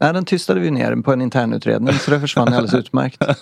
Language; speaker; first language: Swedish; native; Swedish